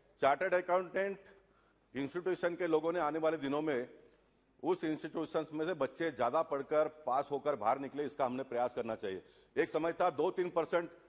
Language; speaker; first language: Hindi; non-native, local second language; Tulu